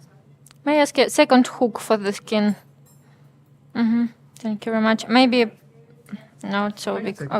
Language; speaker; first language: English; non-native, learner; Ukrainian